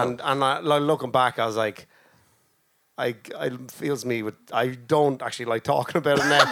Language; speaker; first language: English; native; English